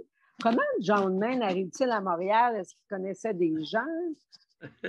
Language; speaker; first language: French; native; French